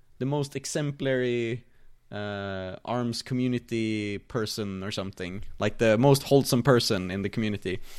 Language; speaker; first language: English; non-native, fluent; Swedish